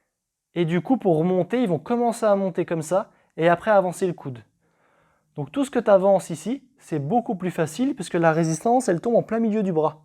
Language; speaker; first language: French; native; French